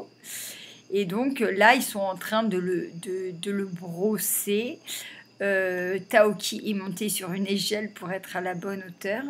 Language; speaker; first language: French; native; French